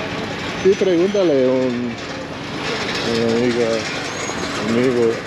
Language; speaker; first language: Spanish; non-native, learner; English